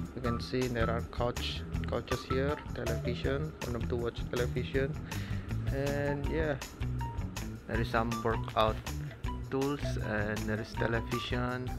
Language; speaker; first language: English; non-native, fluent; Indonesian